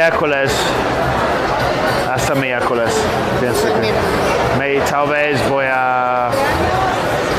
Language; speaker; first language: Spanish; non-native, learner; English